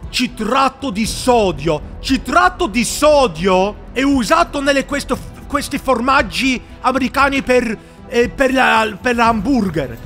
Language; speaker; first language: Italian; non-native, learner; Swedish